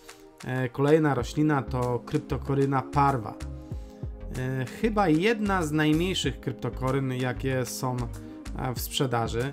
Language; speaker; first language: Polish; native; Polish